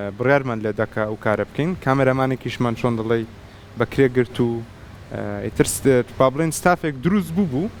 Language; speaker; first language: Central Kurdish; early bilingual, heritage; Central Kurdish